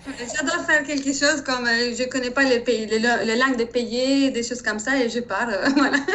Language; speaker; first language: French; non-native, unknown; Turkish